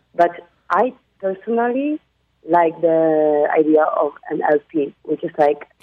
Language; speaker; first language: English; non-native, fluent; Polish